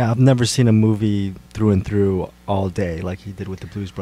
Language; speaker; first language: English; native; English